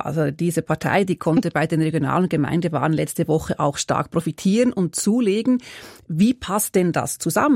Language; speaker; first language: German; native; German